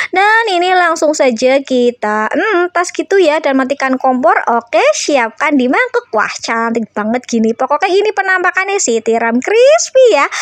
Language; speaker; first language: Indonesian; non-native, local second language; Javanese